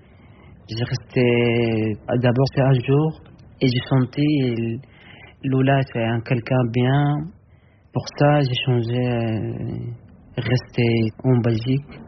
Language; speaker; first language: French; non-native, learner; Arabic